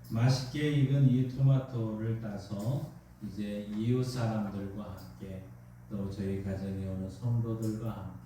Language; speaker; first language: Korean; native; Korean